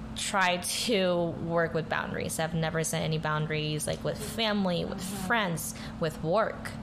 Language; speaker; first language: English; early bilingual, other home language; Spanish